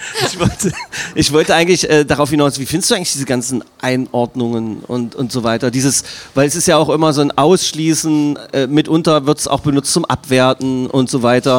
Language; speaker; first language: German; native; German